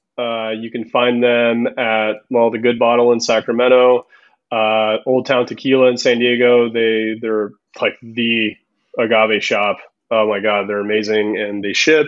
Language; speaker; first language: English; early bilingual, other home language; Spanish